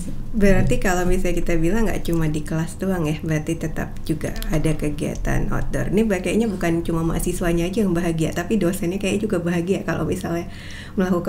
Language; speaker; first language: Indonesian; native; Indonesian